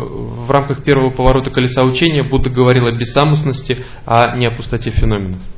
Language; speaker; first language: Russian; native; Russian